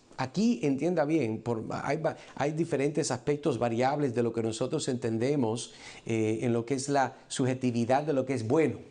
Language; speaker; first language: Spanish; early bilingual, heritage; Spanish